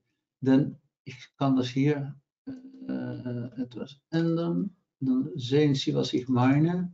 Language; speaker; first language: German; non-native, learner; Dutch